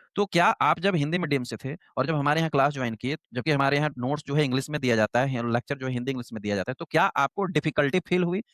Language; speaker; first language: Hindi; native; Hindi